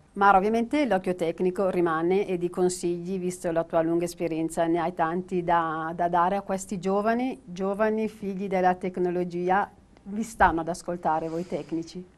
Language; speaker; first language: Italian; native; Italian